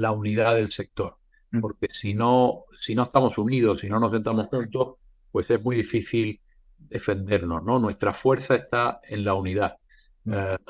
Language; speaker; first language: Spanish; native; Spanish